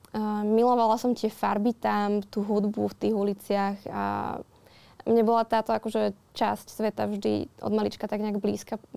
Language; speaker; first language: Slovak; native; Slovak